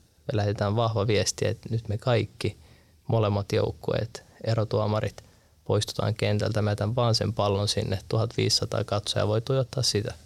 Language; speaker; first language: Finnish; early bilingual, other home language; Arabic